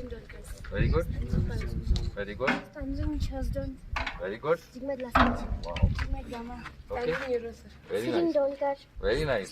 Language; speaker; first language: English; non-native, local second language; Hindi